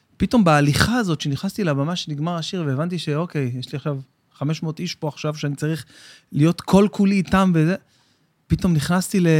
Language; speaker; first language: Hebrew; native; Hebrew